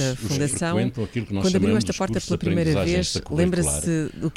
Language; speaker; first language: Portuguese; native; Portuguese